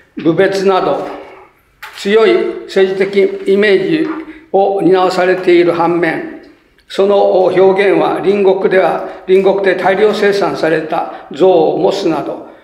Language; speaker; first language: Japanese; native; Japanese